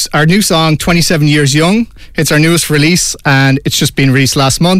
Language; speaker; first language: English; native; English